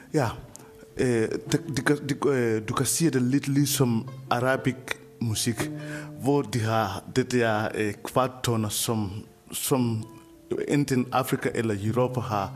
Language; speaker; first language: Danish; non-native, fluent; Mandingo